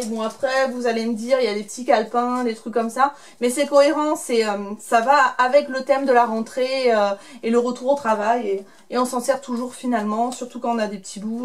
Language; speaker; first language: French; native; French